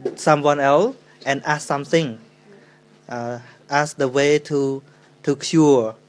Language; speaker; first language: English; non-native, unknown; Khmer